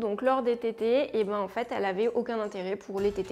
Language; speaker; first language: French; native; French